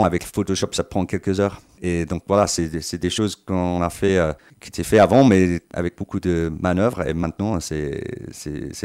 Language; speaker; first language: French; non-native, fluent; English